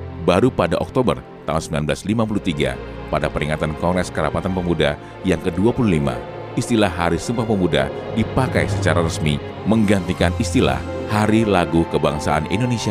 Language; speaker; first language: Indonesian; native; Indonesian